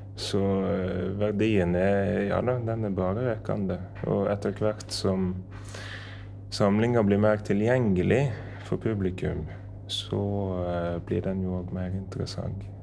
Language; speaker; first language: Norwegian; native; Norwegian